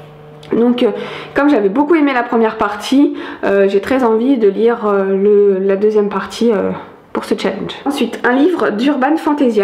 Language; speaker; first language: French; native; French